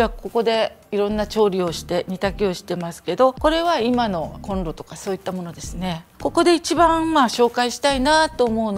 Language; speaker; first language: Japanese; native; Japanese